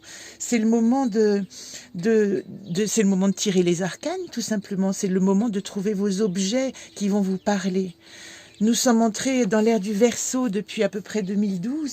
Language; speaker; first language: French; native; French